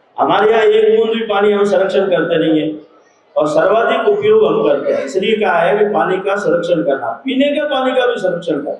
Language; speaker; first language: Hindi; native; Hindi